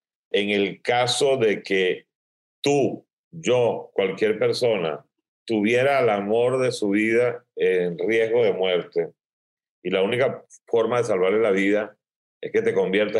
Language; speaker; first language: Spanish; native; Spanish